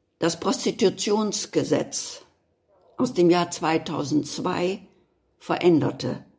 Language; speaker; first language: German; native; German